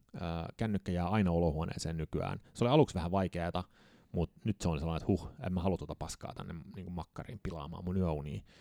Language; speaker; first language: Finnish; early bilingual, heritage; Finnish